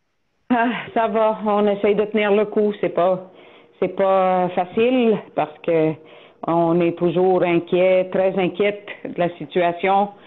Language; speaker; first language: French; native; French